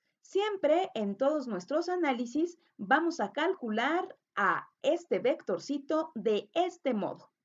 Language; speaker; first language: Spanish; native; Spanish